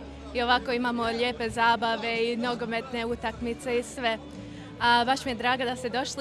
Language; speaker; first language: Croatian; early bilingual, heritage; Croatian